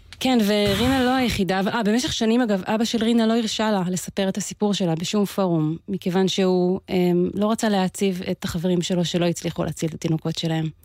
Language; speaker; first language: Hebrew; native; Hebrew